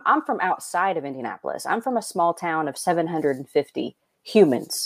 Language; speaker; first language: English; native; English